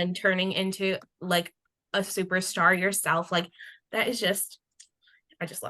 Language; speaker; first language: English; native; English